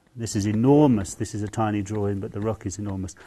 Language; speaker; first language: English; native; English